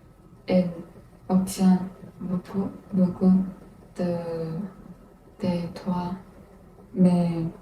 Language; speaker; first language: French; non-native, learner; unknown